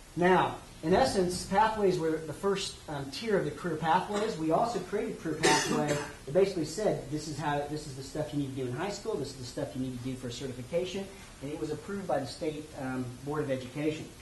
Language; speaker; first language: English; native; English